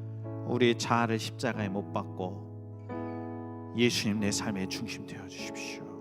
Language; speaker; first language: Korean; native; Korean